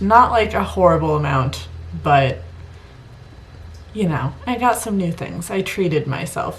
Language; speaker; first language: English; native; English